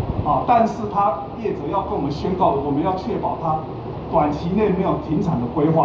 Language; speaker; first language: Chinese; native; Chinese